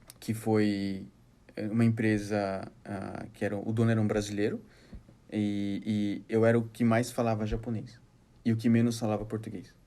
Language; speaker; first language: Portuguese; early bilingual, heritage; Portuguese